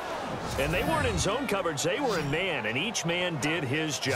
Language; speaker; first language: English; native; English